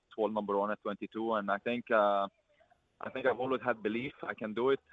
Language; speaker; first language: English; early bilingual, other home language; Arabic